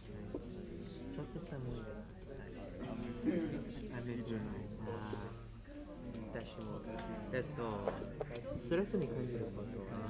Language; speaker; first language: Japanese; non-native, learner; English